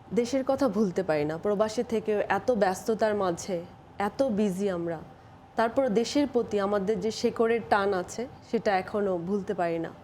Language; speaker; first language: Bangla; native; Bangla